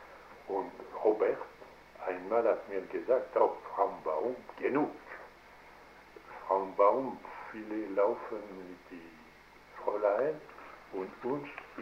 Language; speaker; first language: German; non-native, learner; French